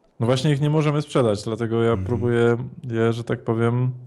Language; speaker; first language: Polish; native; Polish